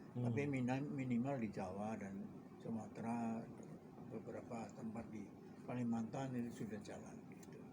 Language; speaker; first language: Indonesian; native; Indonesian